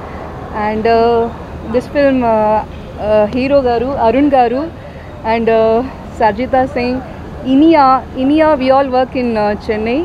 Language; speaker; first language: Telugu; non-native, local second language; Tamil